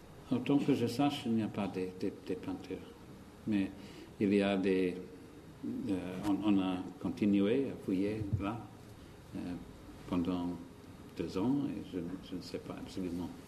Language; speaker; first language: French; non-native, learner; English